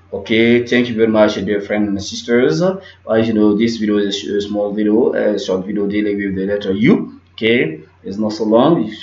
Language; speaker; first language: English; non-native, learner; French